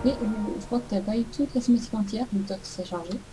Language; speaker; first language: French; native; French